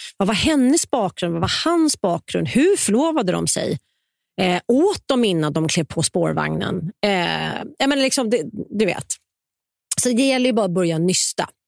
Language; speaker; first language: Swedish; native; Swedish